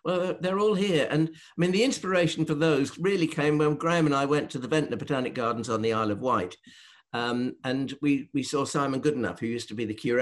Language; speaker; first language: English; native; English